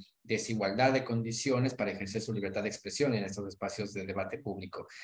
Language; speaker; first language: Spanish; native; Spanish